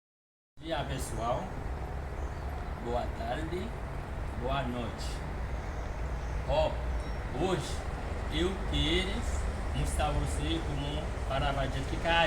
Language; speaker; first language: Portuguese; non-native, learner; Haitian Creole